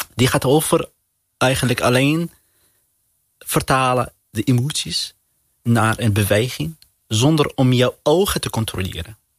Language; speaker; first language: Dutch; non-native, learner; Arabic